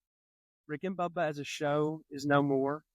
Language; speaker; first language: English; native; English